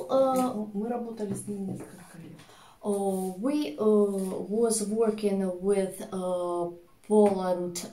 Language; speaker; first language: English; non-native, fluent; Russian